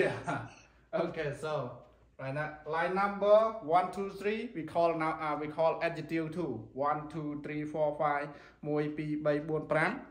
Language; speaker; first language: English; non-native, learner; Khmer